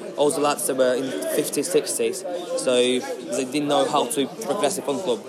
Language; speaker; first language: English; non-native, fluent; Ukrainian